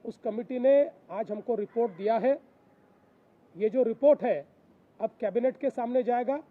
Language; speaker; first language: Hindi; non-native, local second language; Marathi